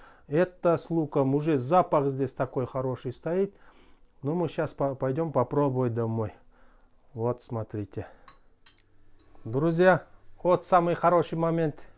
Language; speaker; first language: Russian; non-native, local second language; Kyrgyz